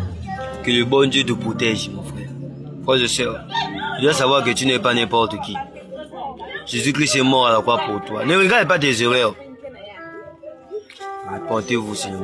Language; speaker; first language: French; non-native, local second language; Lingala